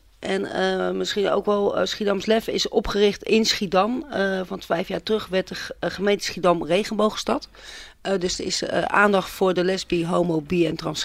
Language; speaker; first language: Dutch; native; Dutch